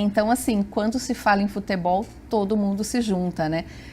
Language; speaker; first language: Portuguese; native; Portuguese